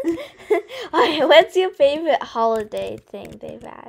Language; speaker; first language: English; native; English